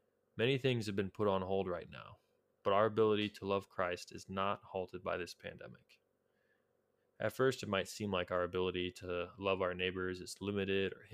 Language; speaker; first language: English; native; English